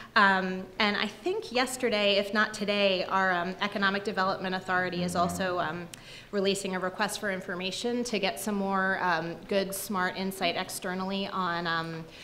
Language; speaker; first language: English; native; English